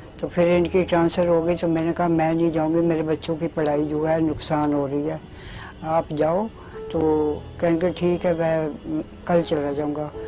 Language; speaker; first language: Hindi; early bilingual, other home language; Punjabi